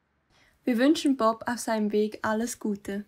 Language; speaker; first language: German; native; German